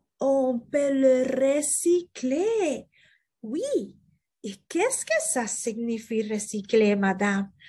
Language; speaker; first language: French; non-native, fluent; Spanish